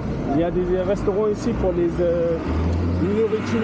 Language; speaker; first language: French; non-native, learner; English